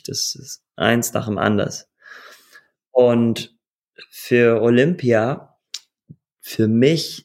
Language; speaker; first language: German; early bilingual, heritage; German